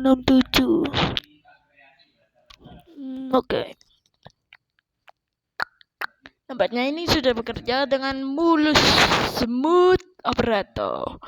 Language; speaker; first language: Indonesian; native; Indonesian